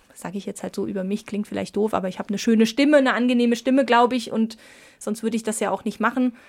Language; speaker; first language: German; native; German